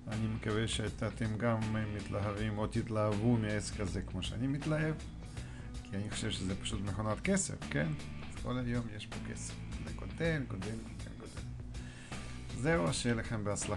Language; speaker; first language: Hebrew; non-native, fluent; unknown